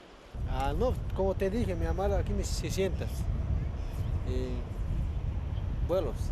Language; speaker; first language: Spanish; non-native, local second language; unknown